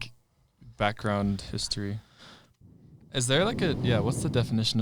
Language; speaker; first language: English; native; English